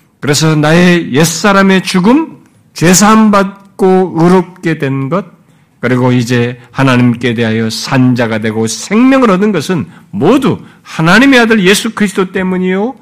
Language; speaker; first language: Korean; native; Korean